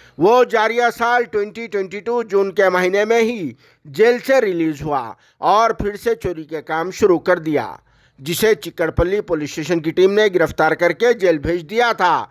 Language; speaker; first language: Hindi; non-native, local second language; Urdu